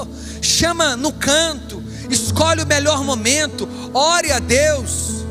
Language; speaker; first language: Portuguese; native; Portuguese